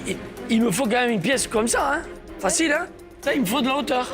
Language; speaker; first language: French; native; French